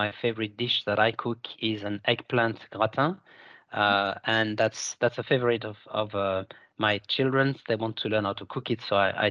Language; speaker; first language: English; non-native, fluent; French